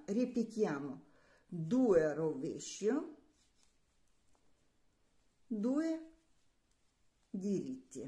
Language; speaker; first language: Italian; non-native, learner; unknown